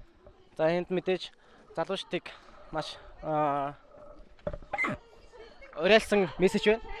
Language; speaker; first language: Mongolian; native; Mongolian